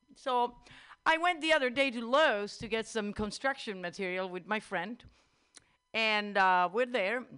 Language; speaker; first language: English; non-native, fluent; Italian